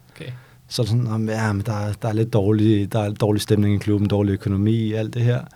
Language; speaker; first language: Danish; early bilingual, other home language; Bosnian